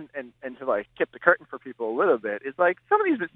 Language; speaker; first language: English; native; English